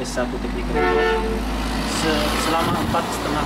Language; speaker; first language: Indonesian; non-native, fluent; Arabic